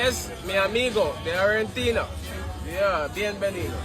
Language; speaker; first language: Spanish; non-native, learner; English